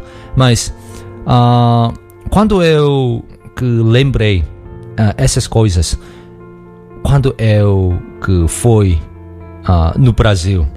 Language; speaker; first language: Portuguese; non-native, learner; Korean